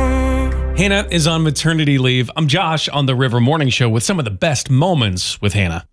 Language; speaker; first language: English; native; English